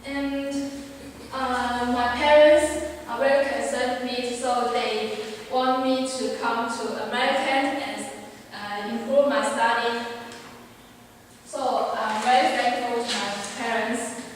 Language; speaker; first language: English; non-native, learner; Chinese